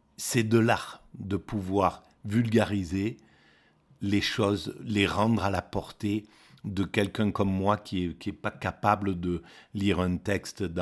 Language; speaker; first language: French; native; French